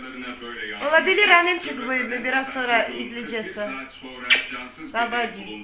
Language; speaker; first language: Turkish; non-native, learner; Russian